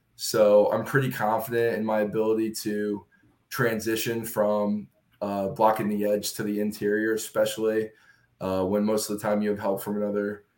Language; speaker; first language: English; native; English